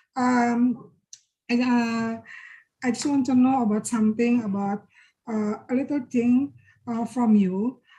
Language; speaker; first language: English; non-native, learner; Indonesian